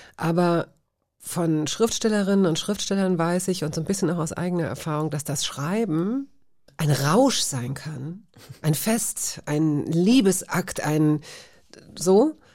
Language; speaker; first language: German; native; German